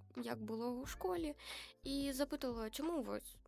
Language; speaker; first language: Ukrainian; non-native, local second language; Romanian